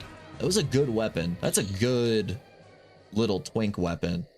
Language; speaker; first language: English; native; English